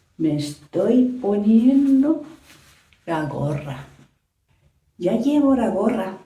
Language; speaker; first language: Spanish; non-native, fluent; Japanese